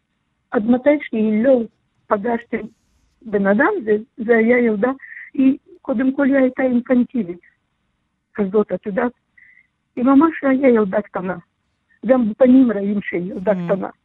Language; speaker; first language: Hebrew; non-native, learner; Russian